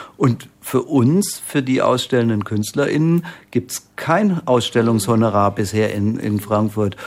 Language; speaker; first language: German; native; German